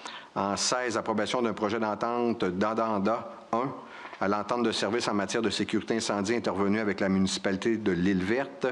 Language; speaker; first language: French; native; French